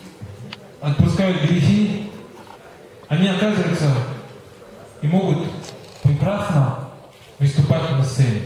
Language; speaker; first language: Russian; non-native, fluent; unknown